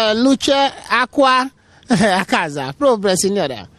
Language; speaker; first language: Italian; non-native, learner; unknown